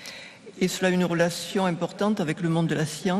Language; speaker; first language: French; native; French